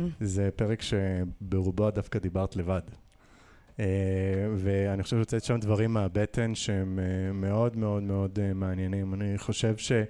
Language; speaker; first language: Hebrew; native; Hebrew